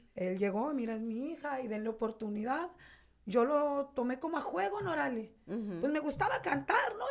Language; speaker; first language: Spanish; native; Spanish